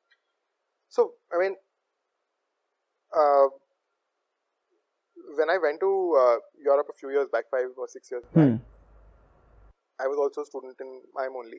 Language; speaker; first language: English; non-native, local second language; Hindi